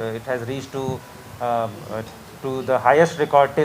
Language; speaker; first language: Hindi; non-native, local second language; Marathi